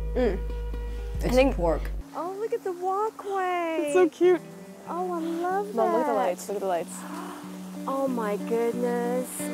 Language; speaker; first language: English; native; English